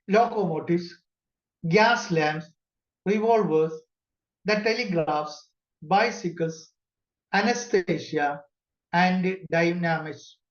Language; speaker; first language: English; non-native, local second language; Malayalam